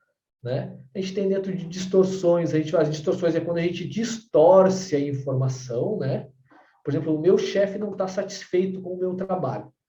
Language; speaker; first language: Portuguese; native; Portuguese